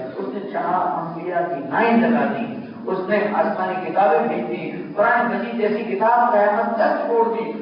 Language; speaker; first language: Urdu; non-native, local second language; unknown